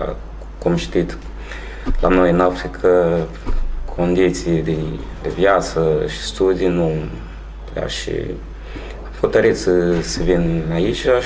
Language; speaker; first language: Romanian; non-native, fluent; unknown